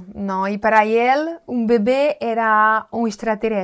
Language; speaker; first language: Spanish; non-native, learner; French